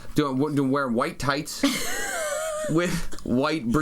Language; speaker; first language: English; native; English